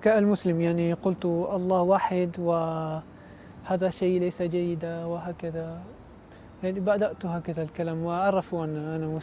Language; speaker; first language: Arabic; non-native, learner; Italian